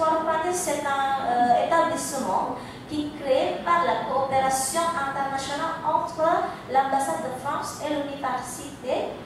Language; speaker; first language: French; non-native, fluent; Indonesian